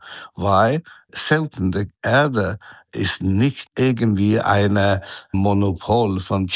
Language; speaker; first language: German; non-native, fluent; Chinese